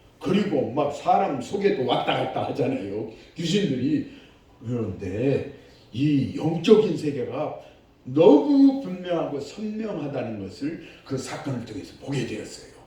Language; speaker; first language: Korean; native; Korean